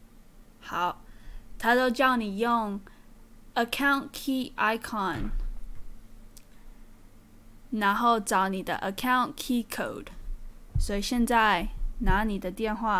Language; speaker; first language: Chinese; early bilingual, heritage; Chinese